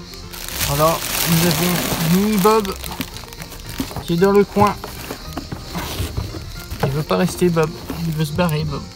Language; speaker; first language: French; native; French